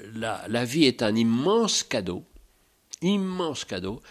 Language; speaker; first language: French; native; French